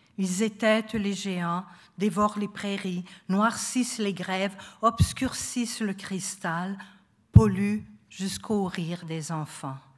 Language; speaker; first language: French; native; French